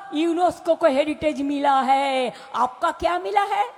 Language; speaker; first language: Hindi; non-native, local second language; Bangla